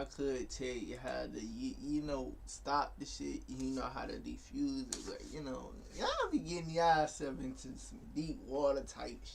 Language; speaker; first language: English; native; English